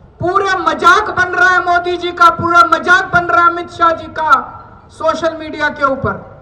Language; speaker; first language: Hindi; native; Hindi